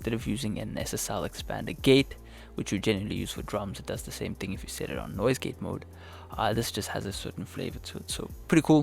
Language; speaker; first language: English; native; English